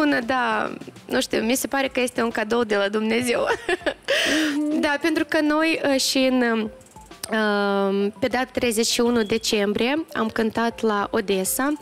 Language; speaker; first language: Romanian; non-native, local second language; Russian